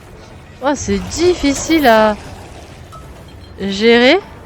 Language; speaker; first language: French; native; French